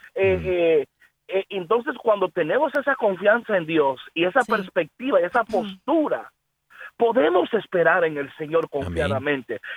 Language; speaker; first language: Spanish; early bilingual, heritage; Spanish